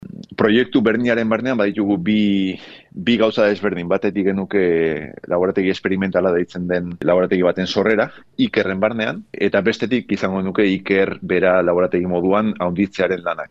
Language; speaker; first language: Basque; native; Basque